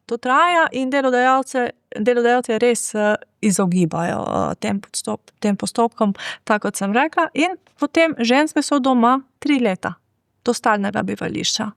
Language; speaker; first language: Slovenian; non-native, fluent; Albanian